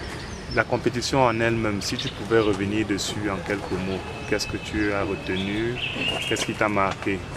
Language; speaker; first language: French; native; French